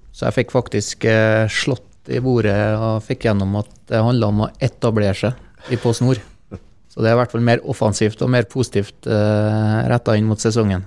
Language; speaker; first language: Norwegian; native; Norwegian